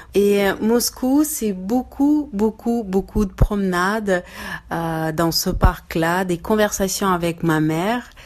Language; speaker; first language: French; non-native, fluent; Russian